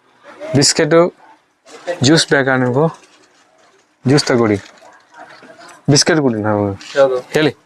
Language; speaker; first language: Kannada; non-native, learner; Malayalam